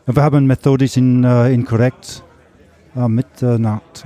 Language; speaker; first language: German; non-native, learner; English